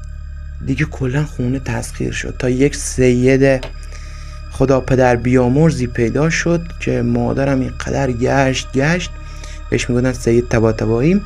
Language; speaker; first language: Persian; native; Persian